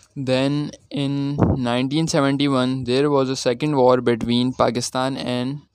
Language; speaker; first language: English; non-native, local second language; Urdu